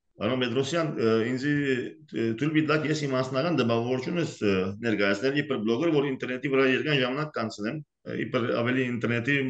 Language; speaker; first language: Armenian; early bilingual, heritage; Armenian